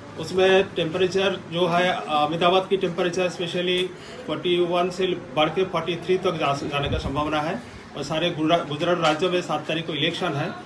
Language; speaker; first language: Hindi; non-native, local second language; Gujarati